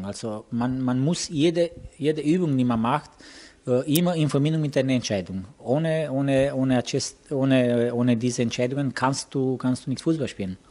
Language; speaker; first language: German; non-native, fluent; Romanian